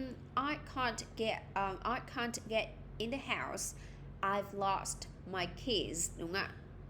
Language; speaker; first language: English; non-native, fluent; Vietnamese